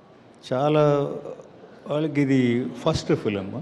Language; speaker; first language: Telugu; non-native, learner; Tamil